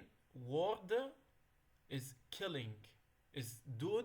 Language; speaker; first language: Dutch; non-native, learner; Arabic